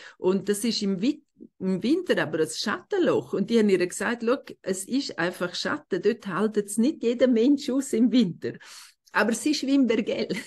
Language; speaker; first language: German; non-native, local second language; Romansh